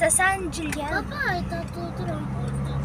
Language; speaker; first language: Italian; early bilingual, other home language; Filipino